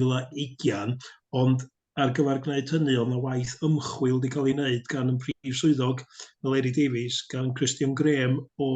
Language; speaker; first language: Welsh; native; Welsh